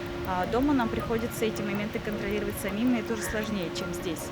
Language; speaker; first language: Russian; native; Russian